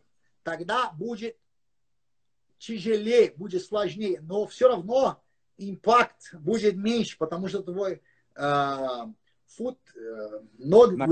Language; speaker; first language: Russian; non-native, learner; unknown